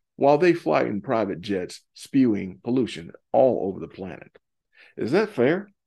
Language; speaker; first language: English; native; English